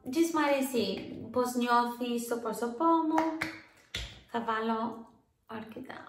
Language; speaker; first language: Greek; early bilingual, heritage; English